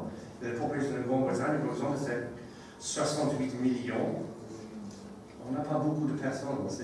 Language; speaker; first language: French; non-native, learner; English